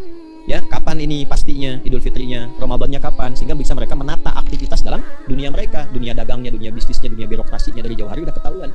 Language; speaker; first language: Indonesian; native; Indonesian